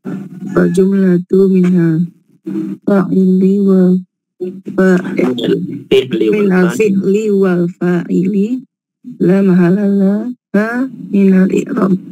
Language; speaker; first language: Arabic; non-native, learner; Indonesian